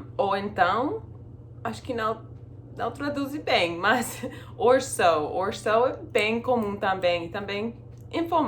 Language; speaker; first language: Portuguese; non-native, fluent; English